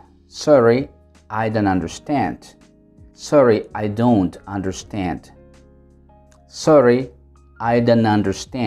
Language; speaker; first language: English; non-native, fluent; Spanish